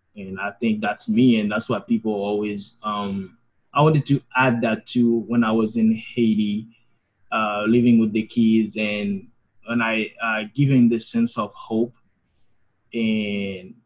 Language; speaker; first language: English; non-native, fluent; Haitian Creole